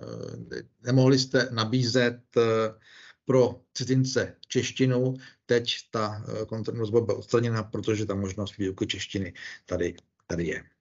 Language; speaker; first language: Czech; native; Czech